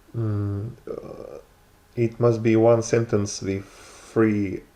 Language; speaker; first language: English; non-native, learner; Russian